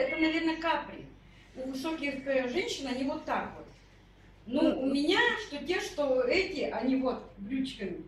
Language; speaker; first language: Russian; native; Russian